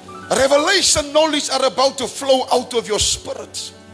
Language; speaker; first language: English; non-native, local second language; Afrikaans